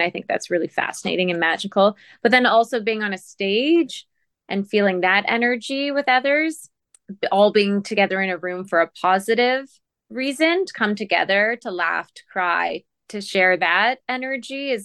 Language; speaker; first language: English; native; English